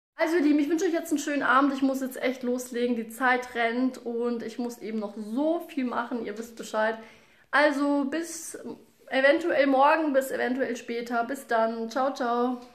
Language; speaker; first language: German; early bilingual, other home language; Russian